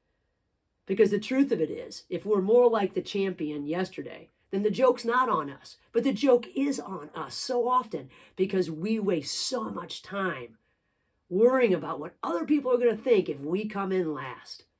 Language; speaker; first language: English; native; English